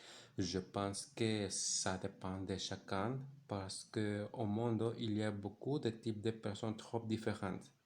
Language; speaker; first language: French; non-native, learner; Spanish